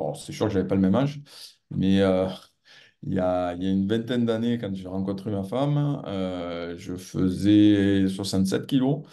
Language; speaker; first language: French; native; French